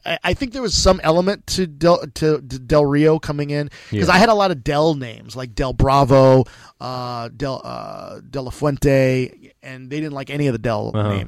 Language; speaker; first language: English; native; English